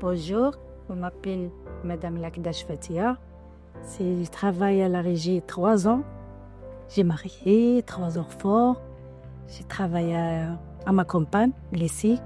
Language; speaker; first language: French; non-native, learner; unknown